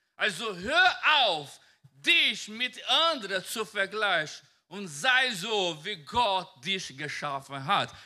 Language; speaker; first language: German; non-native, fluent; Portuguese